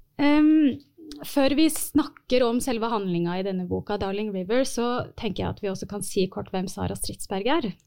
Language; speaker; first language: Norwegian; native; Norwegian